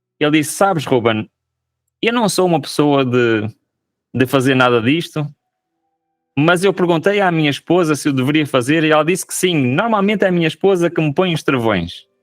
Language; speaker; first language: Portuguese; native; Portuguese